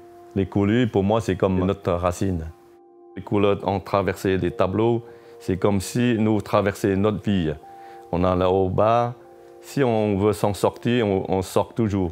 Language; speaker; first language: French; non-native, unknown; Chinese